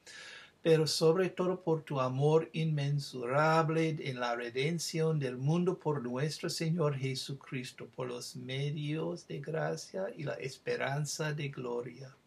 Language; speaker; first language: Spanish; non-native, fluent; English